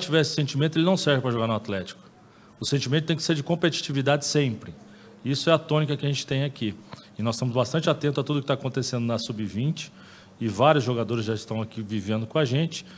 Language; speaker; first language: Portuguese; native; Portuguese